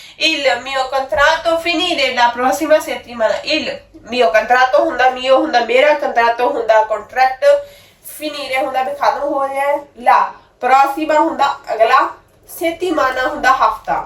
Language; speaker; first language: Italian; non-native, learner; Punjabi